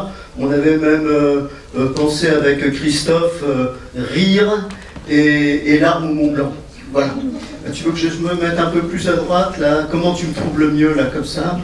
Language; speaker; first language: French; native; French